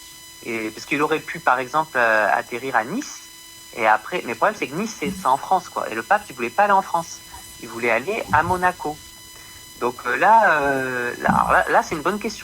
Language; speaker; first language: French; native; French